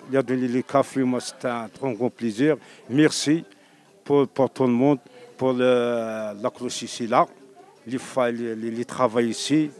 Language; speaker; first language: French; non-native, learner; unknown